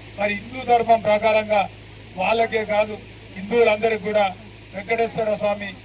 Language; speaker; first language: Telugu; native; Telugu